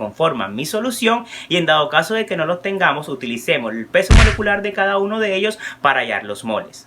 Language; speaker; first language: Spanish; native; Spanish